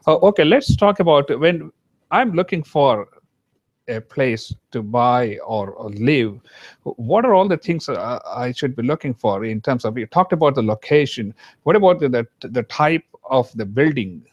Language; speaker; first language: English; non-native, local second language; Kannada